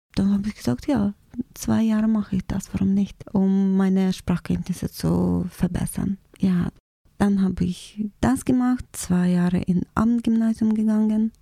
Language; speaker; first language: German; non-native, fluent; Russian